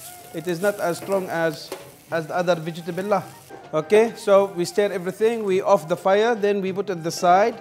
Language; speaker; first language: English; non-native, local second language; Arabic